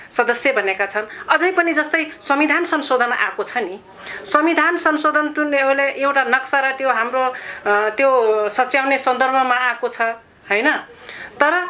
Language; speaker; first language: Nepali; non-native, local second language; Rana Tharu